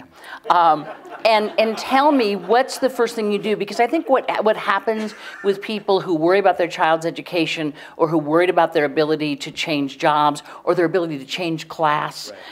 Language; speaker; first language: English; native; English